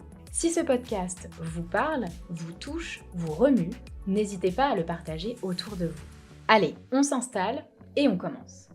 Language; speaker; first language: French; native; French